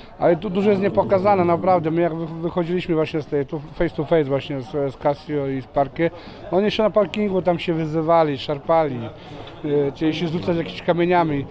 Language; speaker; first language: Polish; non-native, fluent; Serbian